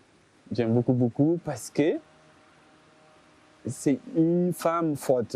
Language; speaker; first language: French; non-native, learner; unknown